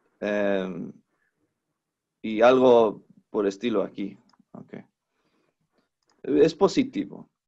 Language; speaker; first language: Spanish; non-native, fluent; English